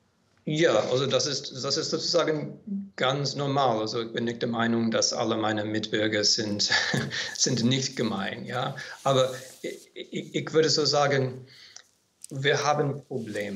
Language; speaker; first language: German; non-native, fluent; English